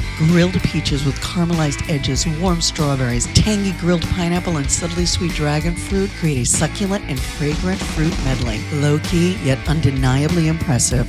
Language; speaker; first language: English; native; English